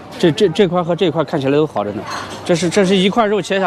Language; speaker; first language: Chinese; native; Chinese